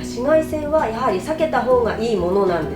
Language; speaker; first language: Japanese; native; Japanese